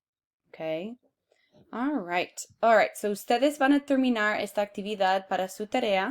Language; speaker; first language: Spanish; non-native, fluent; English